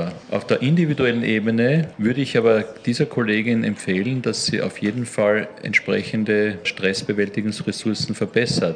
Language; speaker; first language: German; native; German